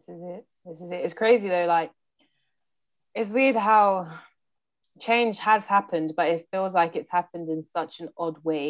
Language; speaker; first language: English; native; English